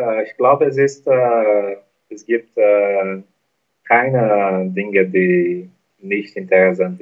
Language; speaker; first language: German; non-native, learner; Portuguese